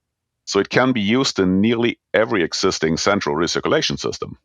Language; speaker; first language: English; non-native, fluent; German